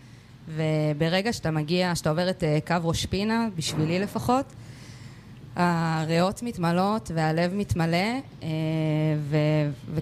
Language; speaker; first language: Hebrew; native; Hebrew